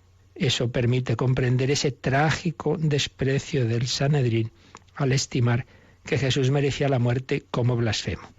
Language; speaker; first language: Spanish; native; Spanish